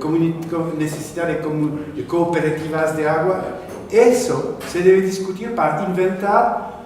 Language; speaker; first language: Spanish; non-native, fluent; French